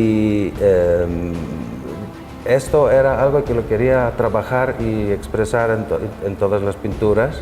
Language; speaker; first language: Spanish; non-native, fluent; Greek